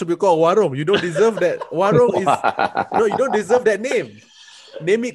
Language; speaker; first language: English; non-native, local second language; Malay